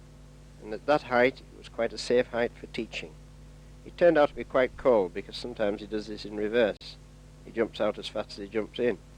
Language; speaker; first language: English; native; English